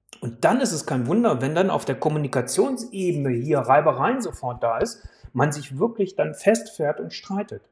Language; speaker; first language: German; native; German